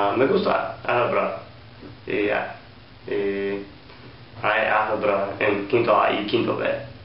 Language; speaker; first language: Spanish; non-native, learner; English